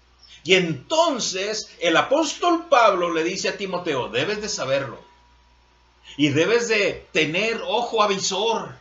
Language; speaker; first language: Spanish; native; Spanish